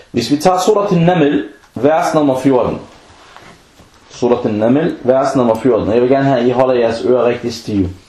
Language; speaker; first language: Danish; non-native, fluent; Arabic